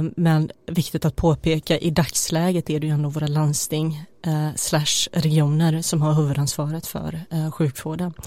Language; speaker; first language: Swedish; early bilingual, other home language; Bosnian